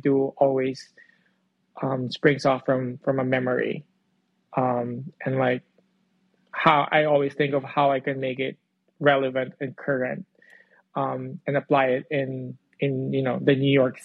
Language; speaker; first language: English; non-native, local second language; Cebuano